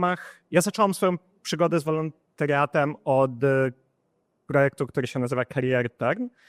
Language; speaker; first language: Polish; non-native, fluent; Ukrainian